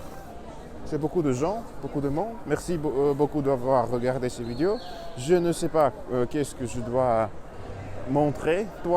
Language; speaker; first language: French; non-native, learner; Russian